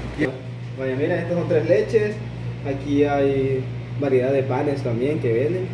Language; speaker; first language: Spanish; native; Spanish